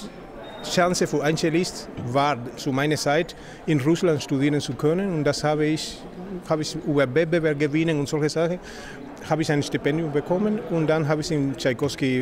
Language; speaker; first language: German; non-native, fluent; Spanish